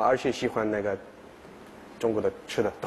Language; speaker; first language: Chinese; non-native, fluent; English